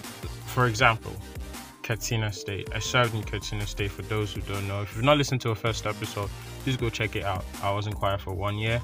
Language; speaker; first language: English; non-native, local second language; Yoruba